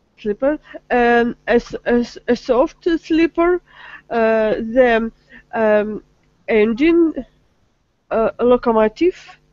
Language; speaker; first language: English; non-native, learner; Russian